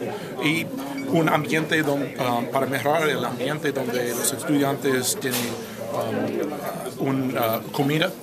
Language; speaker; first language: Spanish; non-native, fluent; English